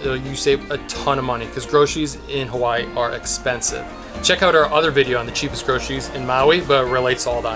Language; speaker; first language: English; native; English